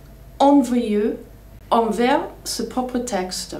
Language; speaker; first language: French; non-native, fluent; English